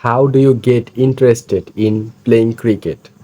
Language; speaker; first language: English; non-native, fluent; Bangla